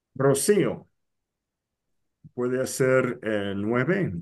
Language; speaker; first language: Spanish; non-native, fluent; English